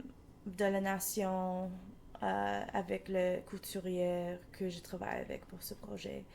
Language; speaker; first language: French; non-native, learner; English